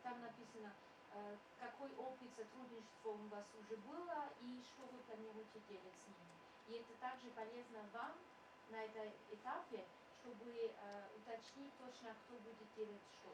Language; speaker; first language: Russian; non-native, fluent; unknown